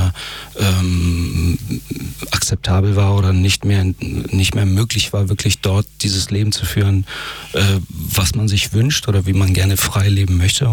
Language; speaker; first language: German; early bilingual, other home language; Persian